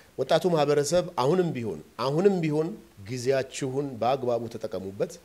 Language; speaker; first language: Amharic; non-native, local second language; Oromo